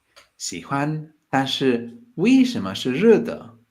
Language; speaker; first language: Chinese; non-native, learner; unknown